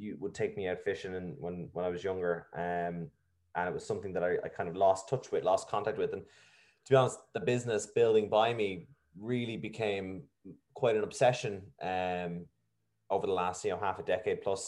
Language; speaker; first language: English; native; English